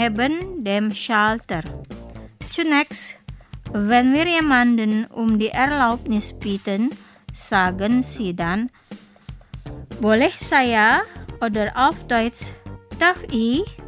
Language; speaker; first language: German; non-native, fluent; Indonesian